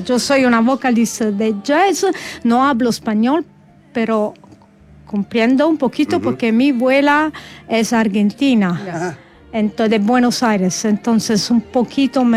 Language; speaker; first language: Spanish; non-native, learner; Italian